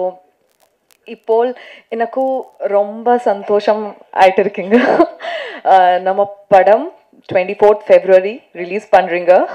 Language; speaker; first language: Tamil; non-native, local second language; Malayalam